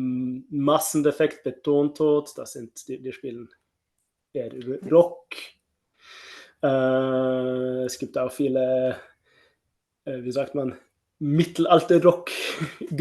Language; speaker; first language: German; non-native, fluent; Norwegian